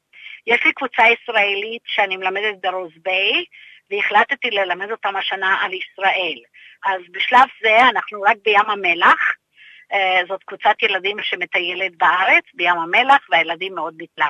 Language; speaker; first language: Hebrew; early bilingual, other home language; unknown